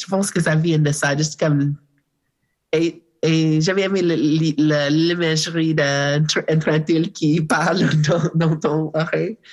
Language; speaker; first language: French; non-native, learner; English